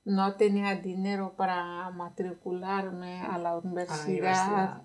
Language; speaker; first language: Spanish; non-native, fluent; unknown